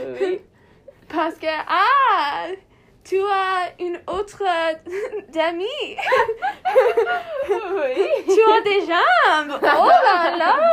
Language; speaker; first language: French; non-native, learner; English